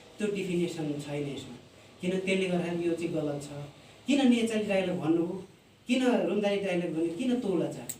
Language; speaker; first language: Nepali; non-native, local second language; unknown